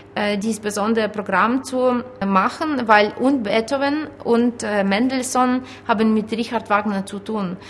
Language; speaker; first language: German; non-native, fluent; Ukrainian